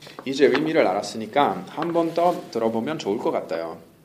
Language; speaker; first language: Korean; non-native, fluent; Italian